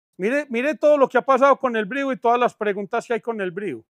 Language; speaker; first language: Spanish; native; Spanish